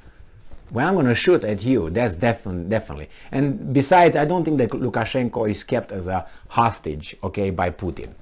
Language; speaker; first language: English; non-native, fluent; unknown